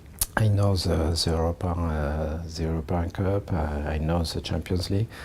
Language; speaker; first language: English; non-native, learner; French